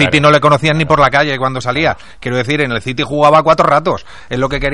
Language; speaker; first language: Spanish; native; Spanish